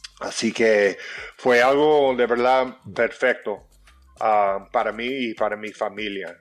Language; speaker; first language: Spanish; early bilingual, heritage; English